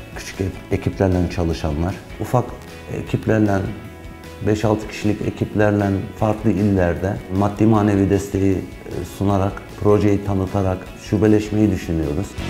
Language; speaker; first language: Turkish; early bilingual, heritage; Turkish